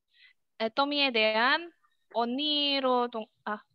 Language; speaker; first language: Korean; non-native, learner; Indonesian